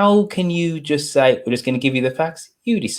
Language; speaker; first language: English; native; English